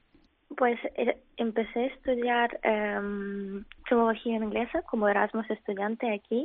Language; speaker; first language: Spanish; non-native, fluent; Ukrainian